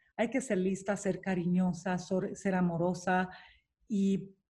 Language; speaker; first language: Spanish; non-native, fluent; Romanian